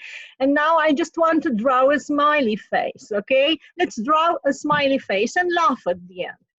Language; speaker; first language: English; non-native, fluent; Romanian